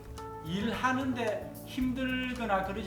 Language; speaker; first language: Korean; native; Korean